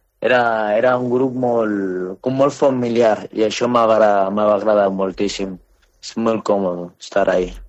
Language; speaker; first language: Catalan; non-native, learner; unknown